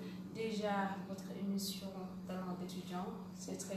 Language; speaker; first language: French; non-native, local second language; Wolof